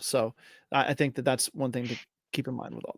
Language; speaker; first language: English; native; English